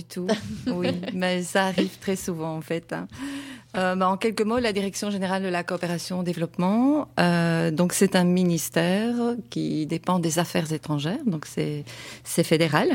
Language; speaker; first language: French; native; French